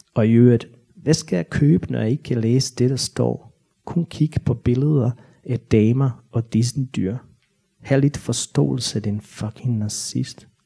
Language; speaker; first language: Danish; non-native, fluent; Bosnian